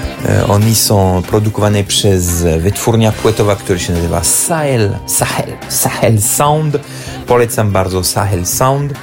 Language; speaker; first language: Polish; non-native, learner; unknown